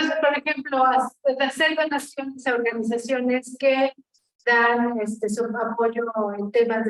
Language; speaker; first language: Spanish; native; Spanish